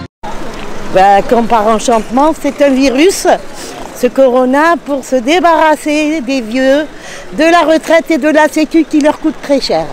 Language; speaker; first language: French; native; French